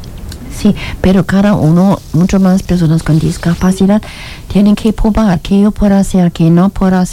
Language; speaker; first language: Spanish; non-native, learner; German